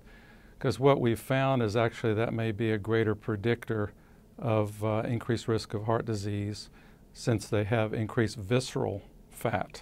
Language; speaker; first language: English; native; English